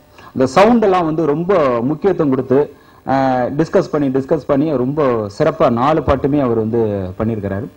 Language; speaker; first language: Tamil; native; Tamil